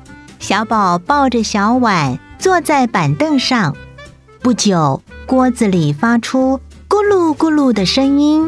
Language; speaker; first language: Chinese; native; Chinese